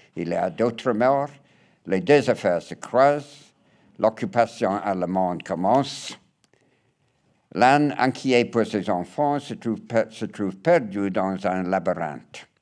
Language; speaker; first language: French; non-native, learner; English